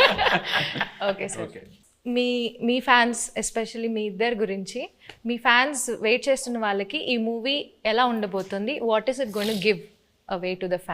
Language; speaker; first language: Telugu; native; Telugu